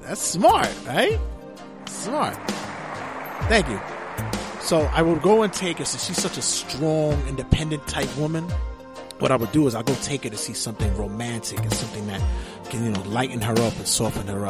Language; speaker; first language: English; native; English